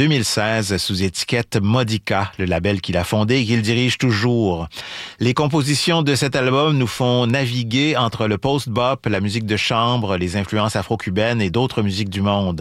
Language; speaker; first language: French; native; French